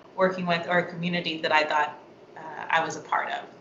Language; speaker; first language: English; native; English